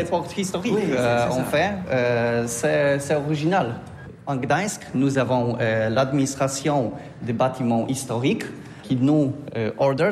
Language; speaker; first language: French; non-native, learner; Polish